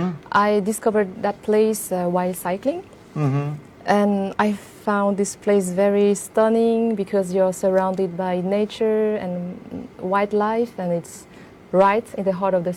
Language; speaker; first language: English; non-native, fluent; French